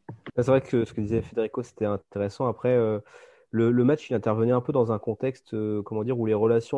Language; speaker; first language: French; native; French